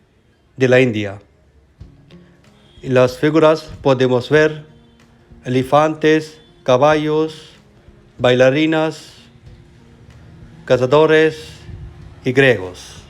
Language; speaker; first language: Spanish; non-native, learner; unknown